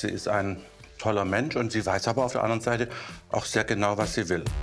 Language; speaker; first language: German; native; German